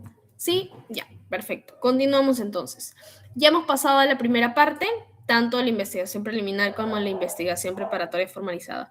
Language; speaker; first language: Spanish; native; Spanish